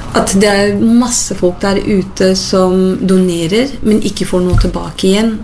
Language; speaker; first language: Norwegian; non-native, fluent; English